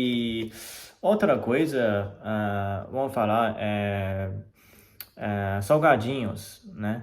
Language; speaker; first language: Portuguese; non-native, fluent; Chinese